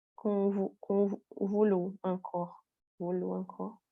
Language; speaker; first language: French; non-native, learner; Portuguese